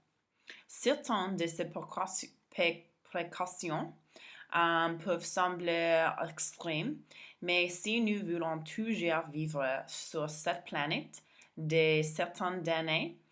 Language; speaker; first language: French; non-native, learner; English